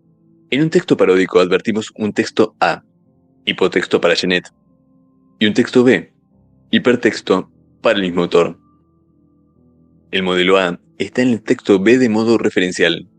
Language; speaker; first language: Spanish; native; Spanish